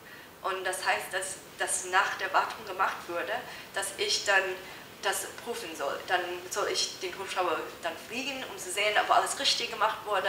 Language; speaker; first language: German; non-native, fluent; English